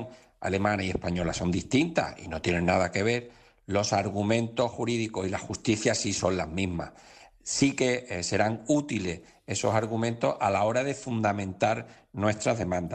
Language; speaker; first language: Spanish; native; Spanish